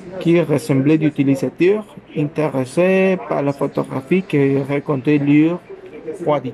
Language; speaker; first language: French; non-native, learner; Spanish